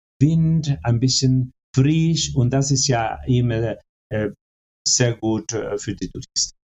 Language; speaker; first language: German; non-native, fluent; Spanish